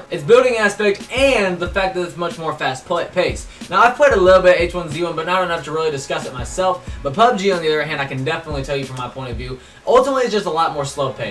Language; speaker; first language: English; native; English